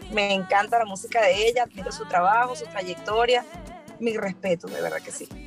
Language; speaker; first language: Spanish; native; Spanish